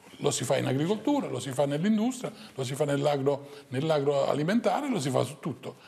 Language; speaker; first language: Italian; native; Italian